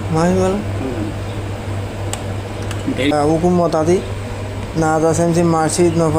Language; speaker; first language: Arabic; non-native, learner; Bangla